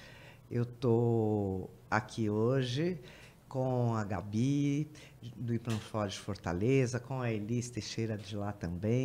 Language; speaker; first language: Portuguese; native; Portuguese